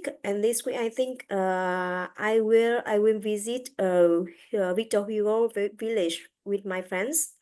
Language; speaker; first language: English; non-native, learner; French